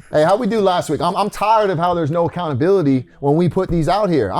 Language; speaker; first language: English; native; English